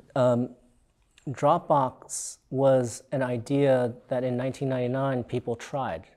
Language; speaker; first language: English; native; English